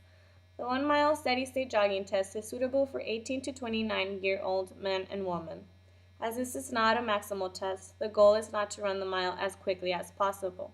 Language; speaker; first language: English; native; English